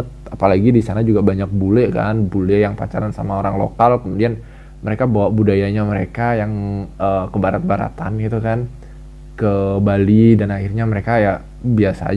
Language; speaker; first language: Indonesian; native; Indonesian